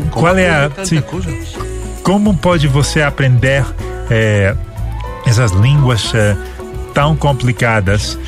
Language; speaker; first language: Portuguese; non-native, fluent; Spanish